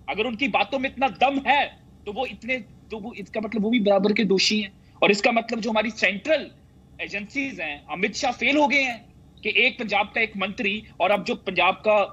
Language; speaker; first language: Hindi; native; Hindi